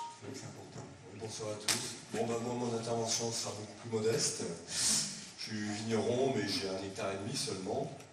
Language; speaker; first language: French; native; French